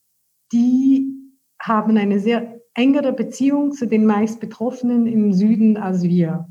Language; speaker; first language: German; non-native, fluent; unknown